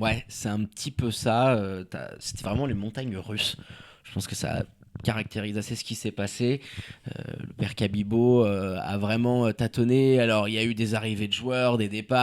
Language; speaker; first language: French; native; French